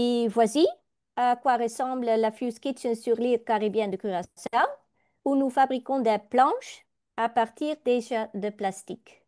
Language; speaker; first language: French; non-native, learner; Dutch